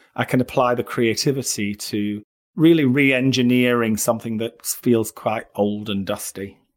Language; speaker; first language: English; native; English